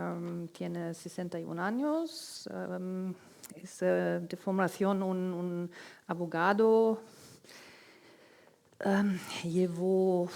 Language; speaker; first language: Spanish; non-native, fluent; German